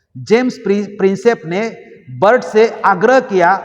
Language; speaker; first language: Hindi; non-native, local second language; Marathi